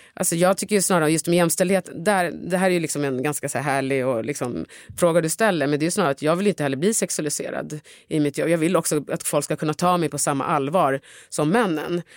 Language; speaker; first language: Swedish; early bilingual, other home language; Tigrinya